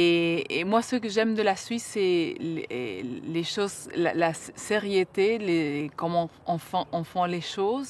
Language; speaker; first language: French; non-native, fluent; German